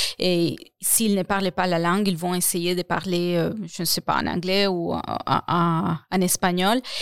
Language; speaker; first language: French; non-native, fluent; Spanish